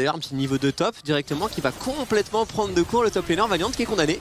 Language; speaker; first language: French; native; French